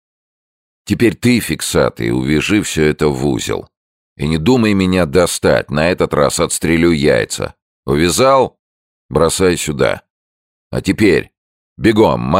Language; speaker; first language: Russian; native; Russian